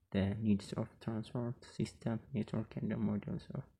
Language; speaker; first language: English; non-native, local second language; Amharic